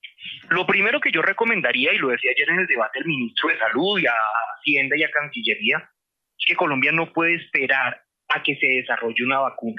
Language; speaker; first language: Spanish; native; Spanish